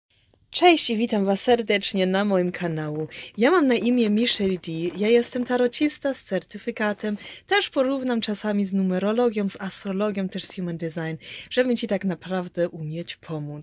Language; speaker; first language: Polish; early bilingual, heritage; Polish